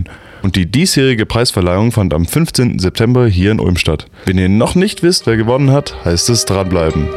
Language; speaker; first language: German; native; German